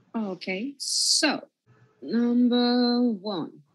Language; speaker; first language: English; non-native, fluent; Vietnamese